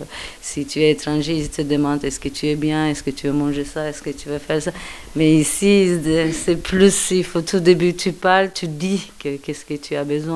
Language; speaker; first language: French; non-native, learner; Turkish